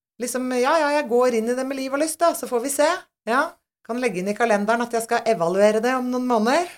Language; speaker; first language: Norwegian; native; Norwegian